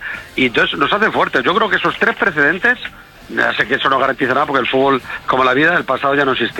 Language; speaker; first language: Spanish; native; Spanish